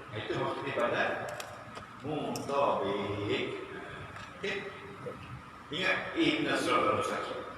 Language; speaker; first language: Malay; native; Malay